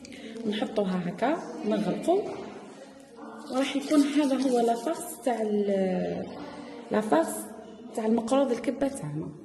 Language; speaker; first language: Arabic; native; Arabic